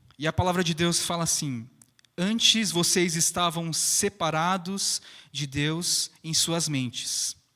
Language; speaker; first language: Portuguese; early bilingual, other home language; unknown